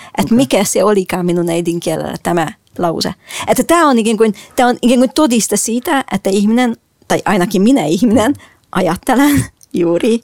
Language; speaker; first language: Finnish; non-native, fluent; Hungarian